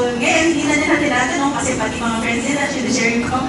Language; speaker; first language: Filipino; native; Filipino